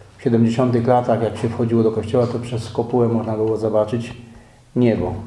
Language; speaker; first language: Polish; native; Polish